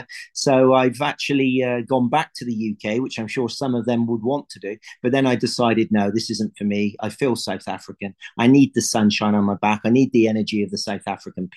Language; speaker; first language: English; native; English